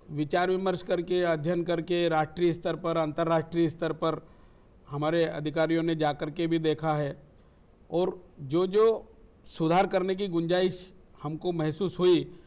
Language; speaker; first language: Hindi; native; Hindi